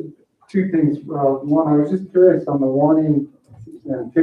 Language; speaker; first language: English; native; English